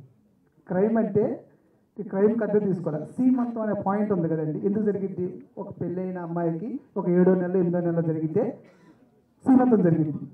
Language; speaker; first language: Telugu; native; Telugu